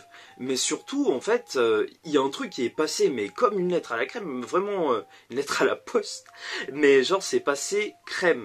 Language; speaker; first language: French; native; French